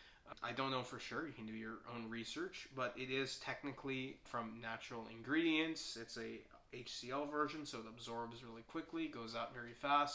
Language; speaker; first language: English; native; English